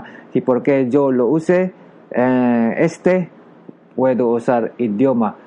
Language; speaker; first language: Spanish; non-native, learner; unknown